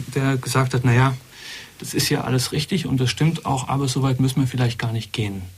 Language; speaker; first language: German; native; German